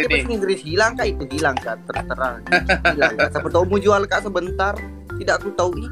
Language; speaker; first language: Indonesian; non-native, local second language; Buginese